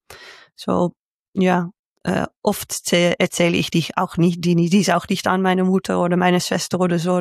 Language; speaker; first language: German; non-native, fluent; Dutch